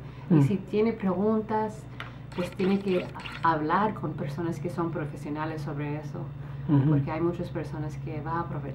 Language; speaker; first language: Spanish; early bilingual, other home language; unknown